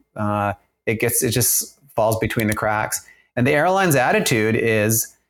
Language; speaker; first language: English; early bilingual, other home language; German